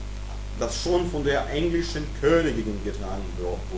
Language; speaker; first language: German; non-native, fluent; Serbian